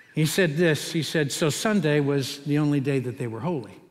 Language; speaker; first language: English; native; English